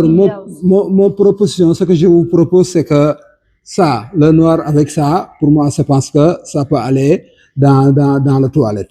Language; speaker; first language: French; non-native, local second language; Wolof